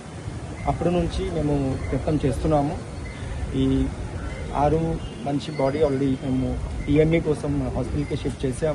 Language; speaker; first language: Telugu; non-native, learner; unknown